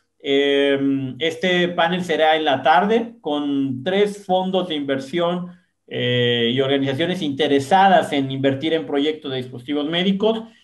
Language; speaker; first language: Spanish; native; Spanish